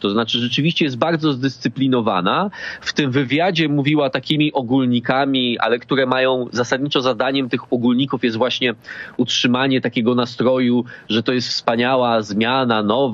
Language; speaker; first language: Polish; native; Polish